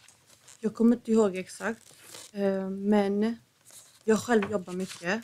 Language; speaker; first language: Swedish; non-native, fluent; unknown